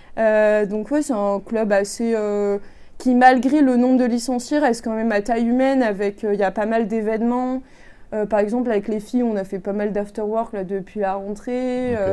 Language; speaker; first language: French; native; French